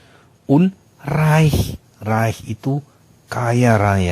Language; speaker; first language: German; non-native, fluent; Indonesian